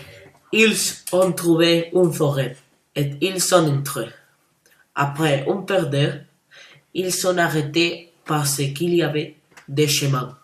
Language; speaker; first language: French; non-native, learner; Spanish